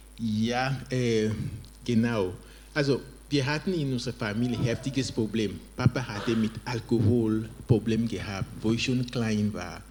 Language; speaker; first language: German; non-native, fluent; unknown